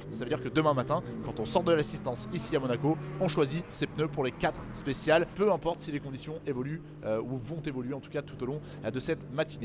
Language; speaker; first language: French; native; French